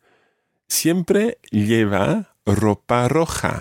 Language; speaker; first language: Spanish; non-native, fluent; English